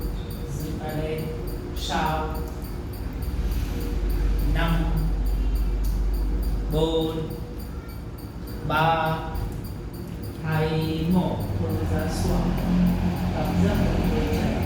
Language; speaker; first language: Vietnamese; non-native, learner; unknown